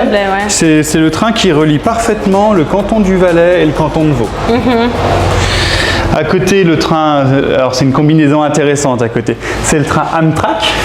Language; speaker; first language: French; native; French